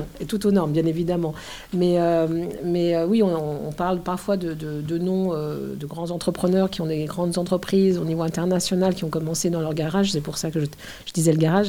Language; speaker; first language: French; native; French